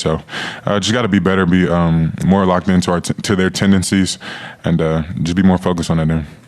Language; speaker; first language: English; native; English